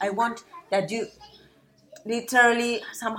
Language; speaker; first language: English; non-native, fluent; Spanish